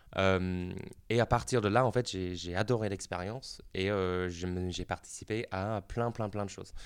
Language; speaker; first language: French; non-native, fluent; English